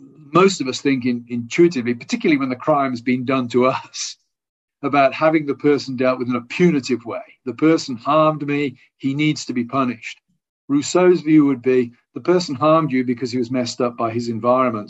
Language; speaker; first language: English; native; English